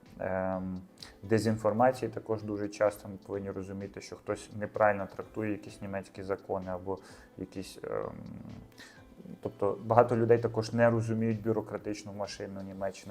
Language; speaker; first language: Ukrainian; native; Ukrainian